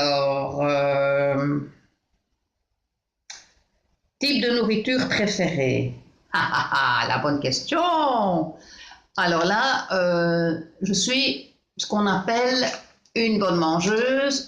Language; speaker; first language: French; native; French